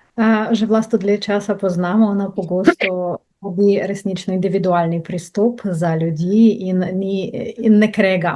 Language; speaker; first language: Slovenian; non-native, fluent; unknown